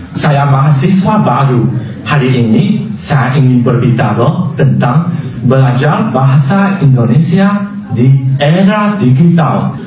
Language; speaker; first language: Indonesian; non-native, learner; Chinese